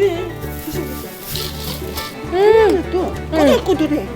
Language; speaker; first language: Korean; native; Korean